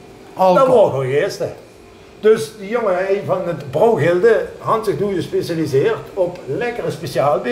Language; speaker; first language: Dutch; native; Dutch